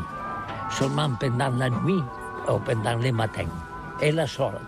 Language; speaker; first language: French; non-native, learner; Catalan